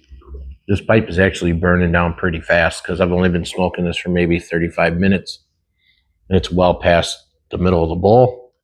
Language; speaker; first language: English; native; English